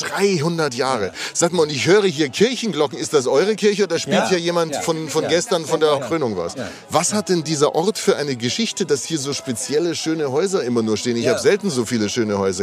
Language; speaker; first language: German; native; German